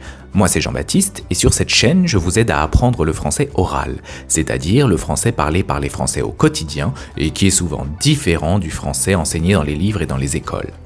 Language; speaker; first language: French; native; French